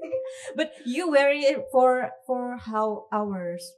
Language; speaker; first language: English; non-native, fluent; Indonesian